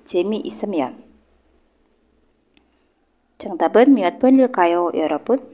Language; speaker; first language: Korean; non-native, learner; Indonesian